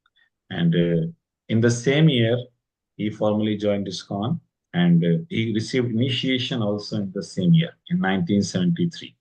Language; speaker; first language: English; non-native, local second language; Hindi